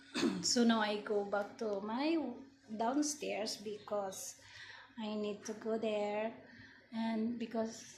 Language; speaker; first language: English; non-native, learner; Filipino